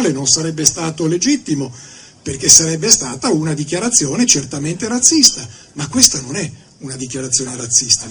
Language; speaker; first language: Italian; native; Italian